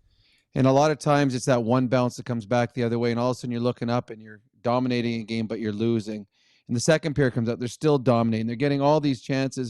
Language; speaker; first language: English; native; English